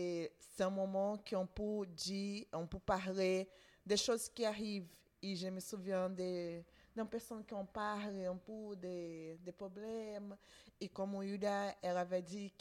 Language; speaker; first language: French; non-native, fluent; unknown